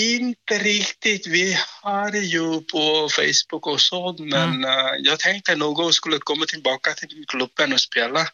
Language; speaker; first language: Swedish; non-native, fluent; Vietnamese